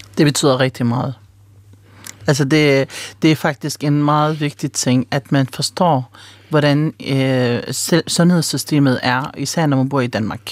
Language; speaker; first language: Danish; early bilingual, other home language; Arabic